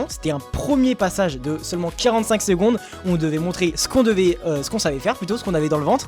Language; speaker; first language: French; native; French